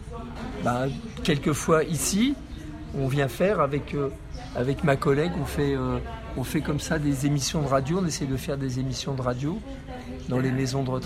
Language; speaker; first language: French; native; French